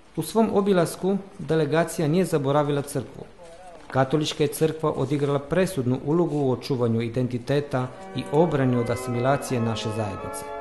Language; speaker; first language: Bosnian; early bilingual, heritage; Croatian